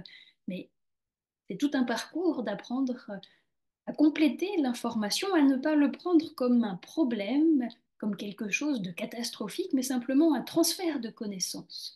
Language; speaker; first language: French; native; French